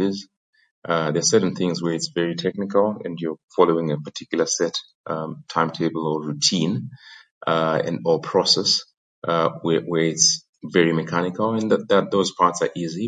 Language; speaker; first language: English; non-native, local second language; Shona